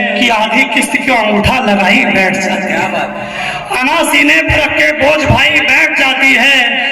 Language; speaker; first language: Hindi; native; Hindi